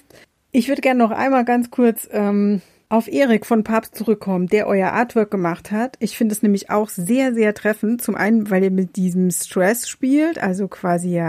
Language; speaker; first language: German; native; German